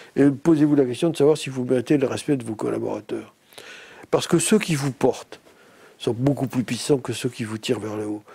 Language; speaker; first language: French; native; French